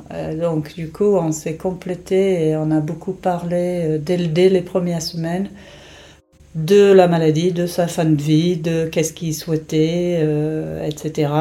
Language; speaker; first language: French; non-native, fluent; English